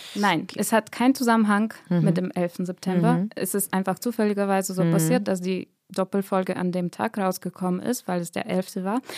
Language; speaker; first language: German; non-native, fluent; Bulgarian